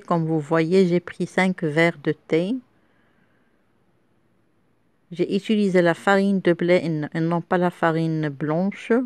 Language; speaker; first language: French; non-native, local second language; Arabic